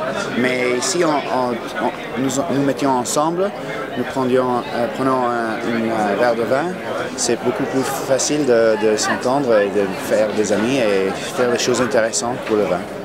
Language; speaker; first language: French; non-native, fluent; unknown